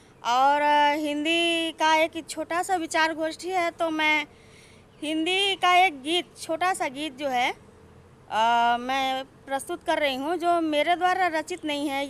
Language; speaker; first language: Hindi; native; Hindi